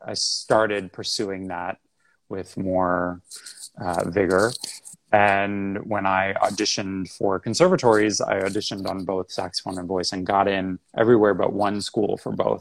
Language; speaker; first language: English; native; English